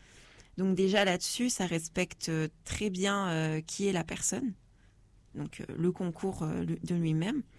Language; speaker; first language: French; native; French